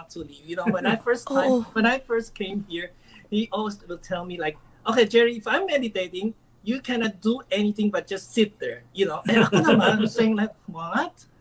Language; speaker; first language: English; non-native, local second language; Filipino